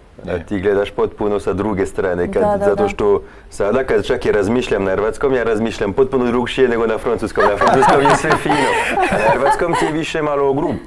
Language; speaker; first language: Croatian; non-native, fluent; French